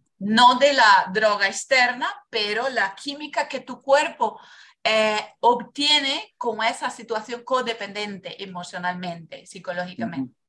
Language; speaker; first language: Spanish; non-native, fluent; Portuguese